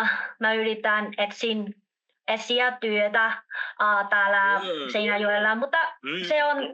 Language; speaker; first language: Finnish; non-native, learner; Vietnamese